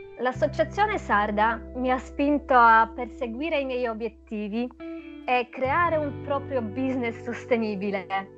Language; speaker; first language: Italian; non-native, fluent; Polish